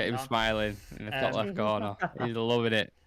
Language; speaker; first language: English; native; English